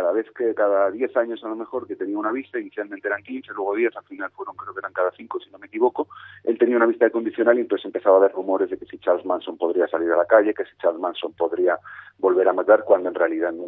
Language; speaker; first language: Spanish; native; Spanish